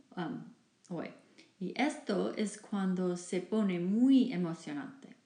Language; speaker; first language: Spanish; non-native, fluent; English